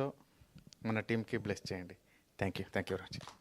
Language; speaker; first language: Telugu; non-native, learner; Kannada